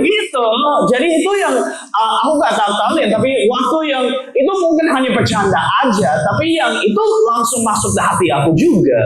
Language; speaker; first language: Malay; non-native, learner; English